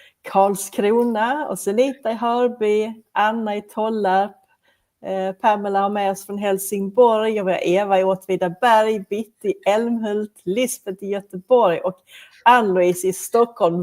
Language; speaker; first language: Swedish; native; Swedish